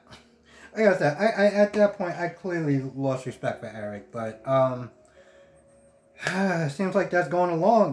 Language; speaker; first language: English; native; English